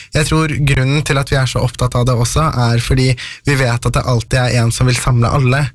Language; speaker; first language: Norwegian; early bilingual, other home language; Persian